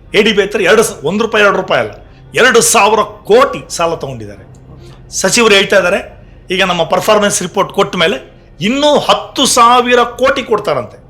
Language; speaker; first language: Kannada; native; Kannada